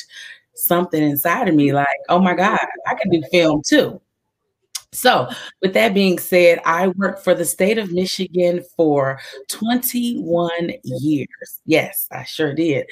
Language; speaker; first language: English; native; English